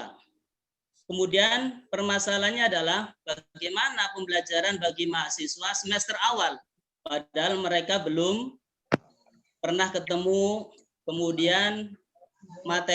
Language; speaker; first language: Indonesian; native; Indonesian